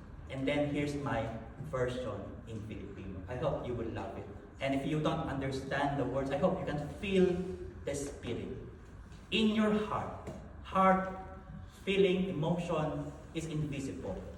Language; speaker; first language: English; non-native, local second language; Filipino